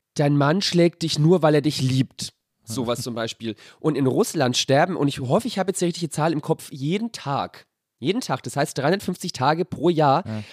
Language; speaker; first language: German; native; German